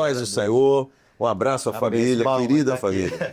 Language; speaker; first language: Portuguese; native; Portuguese